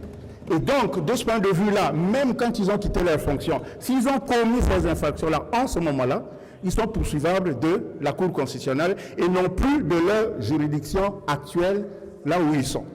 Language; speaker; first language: French; native; French